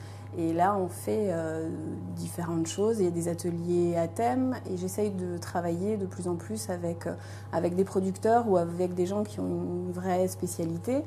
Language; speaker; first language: French; native; French